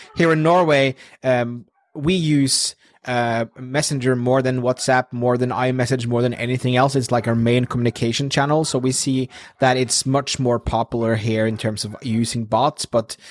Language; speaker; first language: English; non-native, fluent; Norwegian